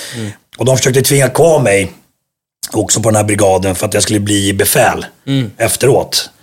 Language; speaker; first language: Swedish; early bilingual, other home language; Finnish